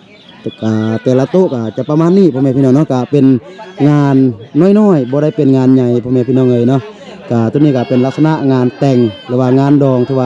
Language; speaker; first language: Thai; non-native, local second language; Lao